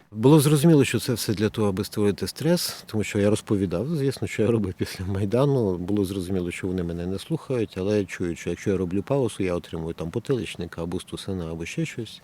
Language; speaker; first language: Ukrainian; native; Ukrainian